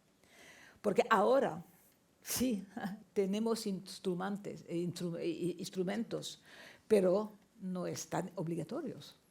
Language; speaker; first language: Spanish; non-native, fluent; French